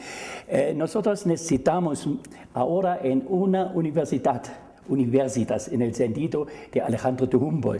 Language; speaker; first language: Spanish; non-native, fluent; German